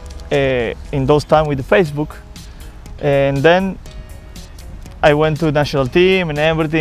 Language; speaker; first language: English; non-native, fluent; Spanish